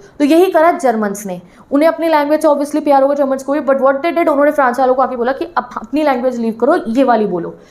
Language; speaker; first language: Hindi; native; Hindi